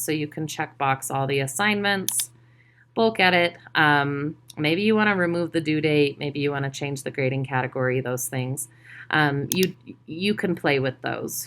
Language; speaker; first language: English; native; English